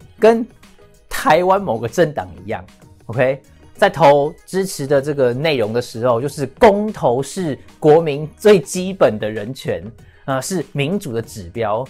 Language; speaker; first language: Chinese; early bilingual, heritage; English